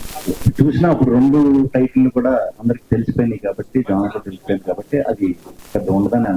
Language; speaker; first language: Telugu; native; Telugu